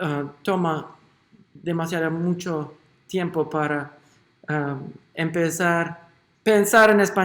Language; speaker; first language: Spanish; non-native, learner; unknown